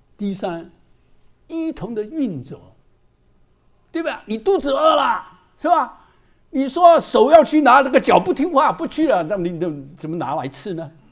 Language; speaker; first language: Chinese; non-native, local second language; Cantonese